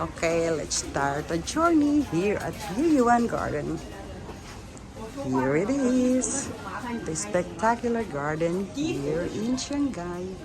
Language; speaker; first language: English; non-native, local second language; Filipino